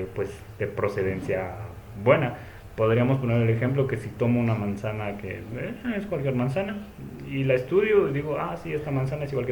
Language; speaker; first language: Spanish; native; Spanish